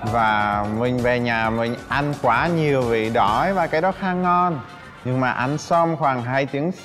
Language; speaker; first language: Vietnamese; non-native, fluent; Czech